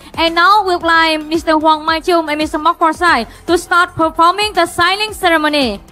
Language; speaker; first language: English; non-native, fluent; Vietnamese